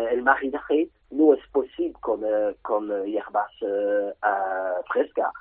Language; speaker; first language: Spanish; non-native, learner; French